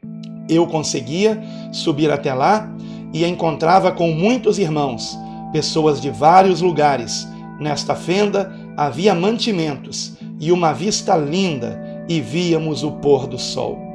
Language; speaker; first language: Portuguese; native; Portuguese